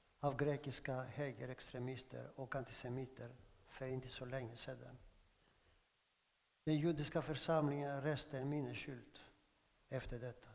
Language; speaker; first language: Swedish; non-native, fluent; Greek